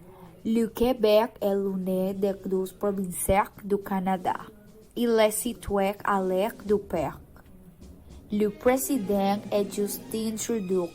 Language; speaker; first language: French; non-native, learner; Spanish